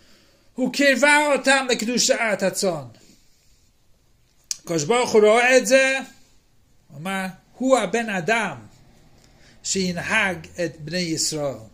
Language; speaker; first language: Hebrew; non-native, fluent; English